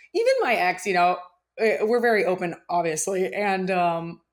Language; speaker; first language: English; early bilingual, other home language; German